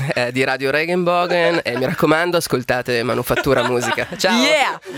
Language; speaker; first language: German; non-native, learner; Italian